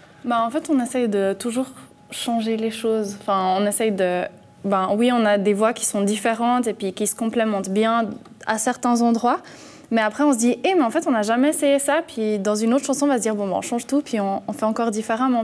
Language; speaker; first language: French; early bilingual, heritage; French